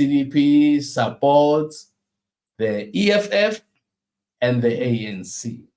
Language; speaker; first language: English; non-native, local second language; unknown